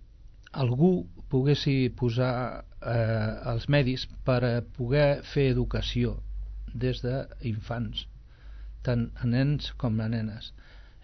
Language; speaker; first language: Catalan; non-native, local second language; Spanish